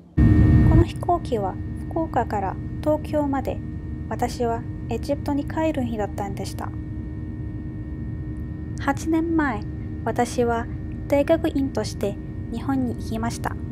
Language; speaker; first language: Japanese; non-native, fluent; Arabic